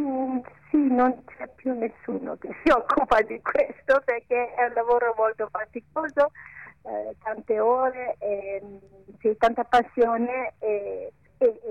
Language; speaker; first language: Italian; non-native, local second language; Ladin